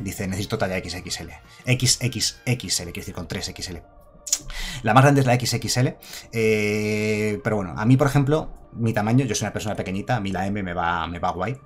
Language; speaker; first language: Spanish; native; Spanish